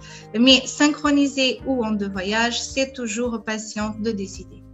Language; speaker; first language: French; non-native, fluent; Portuguese